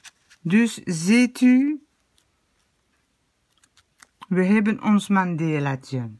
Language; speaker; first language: Dutch; native; Dutch